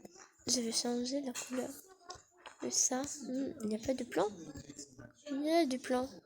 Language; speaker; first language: French; non-native, learner; Arabic